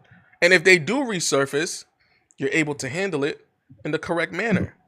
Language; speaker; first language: English; native; English